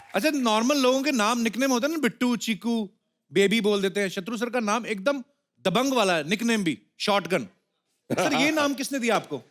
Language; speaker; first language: Hindi; non-native, local second language; Punjabi